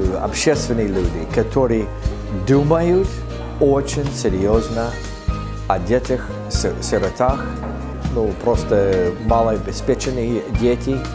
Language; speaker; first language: Russian; non-native, fluent; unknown